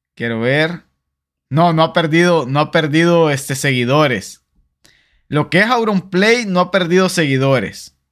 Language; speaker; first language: Spanish; native; Spanish